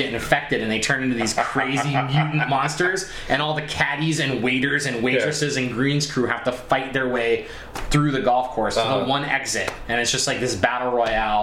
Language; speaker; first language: English; native; English